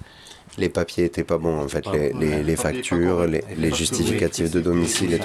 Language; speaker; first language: French; native; French